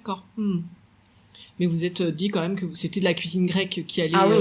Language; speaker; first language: French; native; French